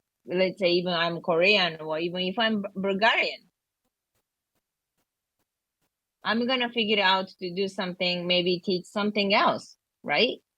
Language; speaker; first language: English; non-native, learner; Japanese